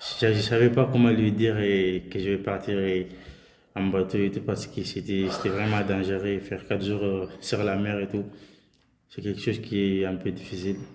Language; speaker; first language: French; non-native, local second language; Soninke